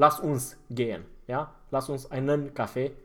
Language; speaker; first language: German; non-native, fluent; Romanian